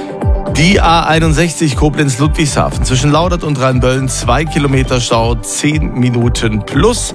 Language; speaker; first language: German; native; German